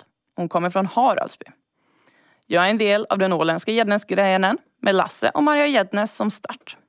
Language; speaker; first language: Swedish; native; Swedish